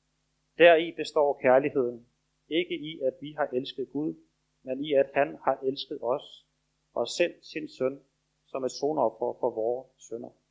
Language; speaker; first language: Danish; native; Danish